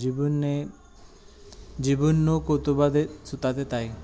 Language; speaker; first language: Japanese; non-native, learner; Hindi